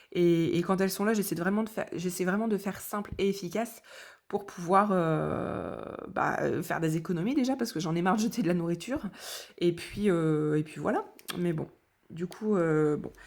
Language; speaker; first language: French; native; French